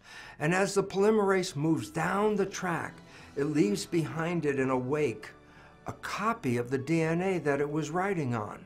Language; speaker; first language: English; native; English